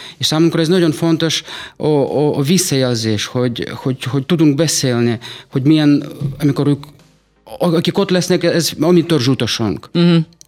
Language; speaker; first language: Hungarian; non-native, fluent; Russian